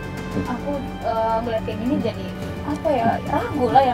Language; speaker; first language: Indonesian; native; Indonesian